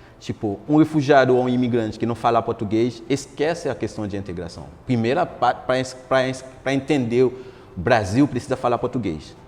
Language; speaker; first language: Portuguese; non-native, fluent; Haitian Creole